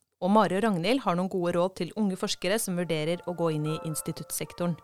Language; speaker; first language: Norwegian; native; Norwegian